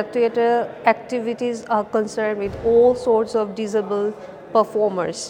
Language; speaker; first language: English; non-native, local second language; Bangla